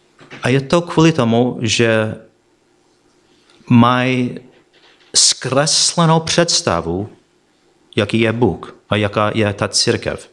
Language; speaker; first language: Czech; non-native, fluent; English